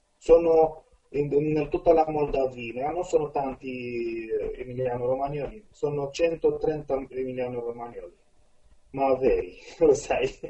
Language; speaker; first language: Italian; non-native, fluent; Romanian